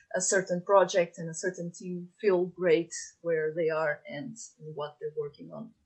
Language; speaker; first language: English; non-native, fluent; Portuguese